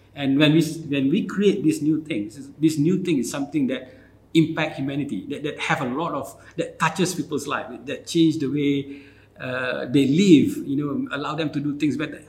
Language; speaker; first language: English; non-native, local second language; Malay